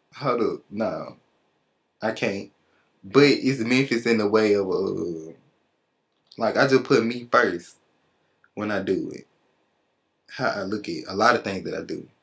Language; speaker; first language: English; native; English